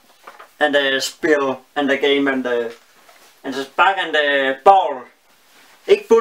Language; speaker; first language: English; non-native, learner; Danish